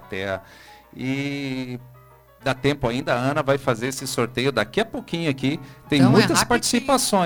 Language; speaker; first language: Portuguese; native; Portuguese